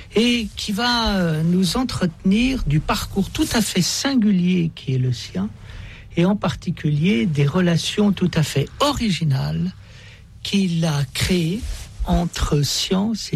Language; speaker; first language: French; native; French